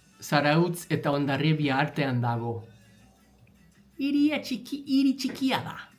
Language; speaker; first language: Basque; non-native, learner; English